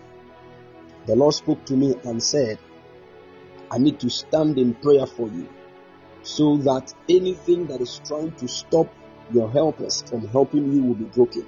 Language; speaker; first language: English; non-native, local second language; Akan